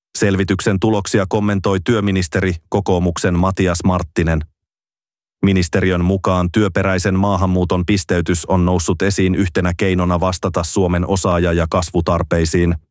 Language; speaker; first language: Finnish; native; Finnish